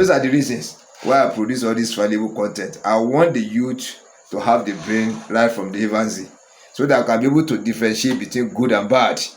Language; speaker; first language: English; non-native, local second language; Yoruba